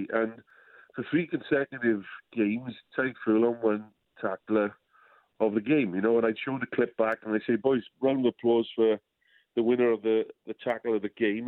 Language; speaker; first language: English; native; English